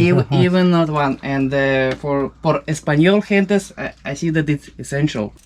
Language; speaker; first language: English; non-native, learner; Russian